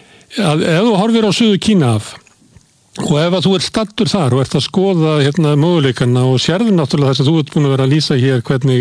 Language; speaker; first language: Icelandic; native; Icelandic